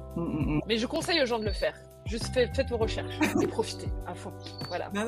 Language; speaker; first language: French; native; French